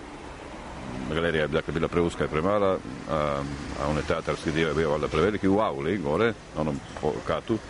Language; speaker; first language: Croatian; native; Croatian